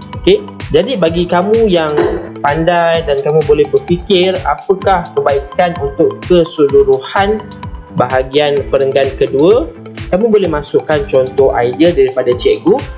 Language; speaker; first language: Malay; native; Malay